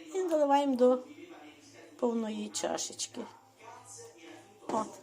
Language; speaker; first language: Ukrainian; native; Ukrainian